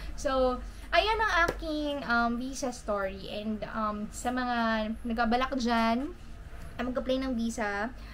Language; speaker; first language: Filipino; native; Filipino